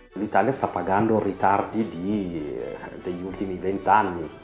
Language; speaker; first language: Italian; non-native, fluent; Tigrinya